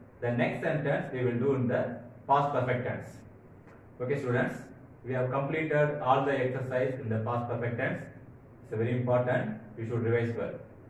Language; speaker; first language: English; non-native, local second language; Tamil